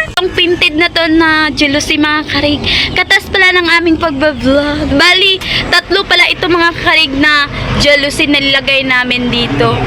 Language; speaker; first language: Filipino; non-native, local second language; Cebuano